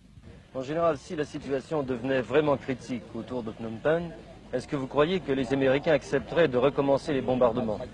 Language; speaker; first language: French; native; French